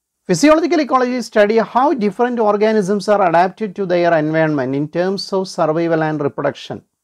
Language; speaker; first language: English; non-native, local second language; Malayalam